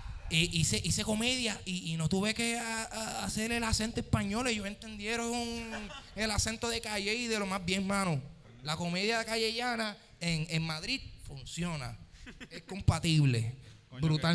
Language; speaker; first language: Spanish; native; Spanish